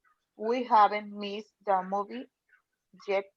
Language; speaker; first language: English; non-native, learner; Spanish